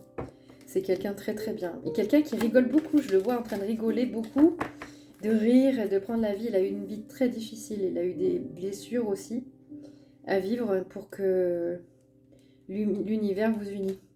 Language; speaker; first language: French; native; French